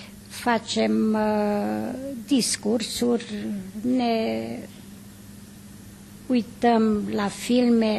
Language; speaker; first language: Romanian; non-native, local second language; Hungarian